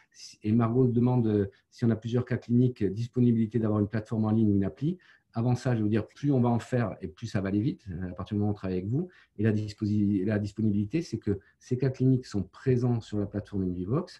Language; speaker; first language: French; native; French